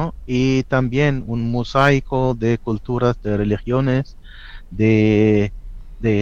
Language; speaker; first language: Spanish; non-native, fluent; Italian